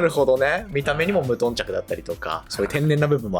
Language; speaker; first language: Japanese; native; Japanese